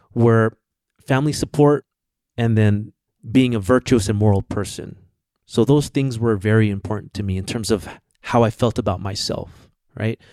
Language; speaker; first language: English; early bilingual, other home language; Filipino